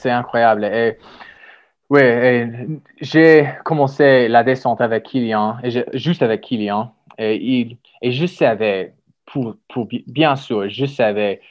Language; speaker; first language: French; non-native, learner; English